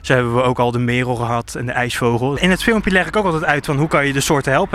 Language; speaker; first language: Dutch; native; Dutch